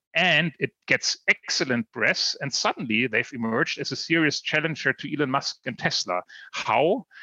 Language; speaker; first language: English; non-native, fluent; German